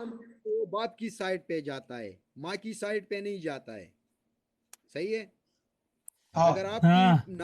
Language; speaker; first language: Hindi; non-native, local second language; Pashto